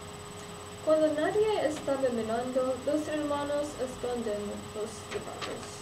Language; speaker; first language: Spanish; non-native, learner; English